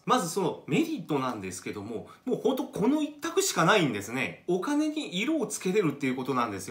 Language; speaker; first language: Japanese; native; Japanese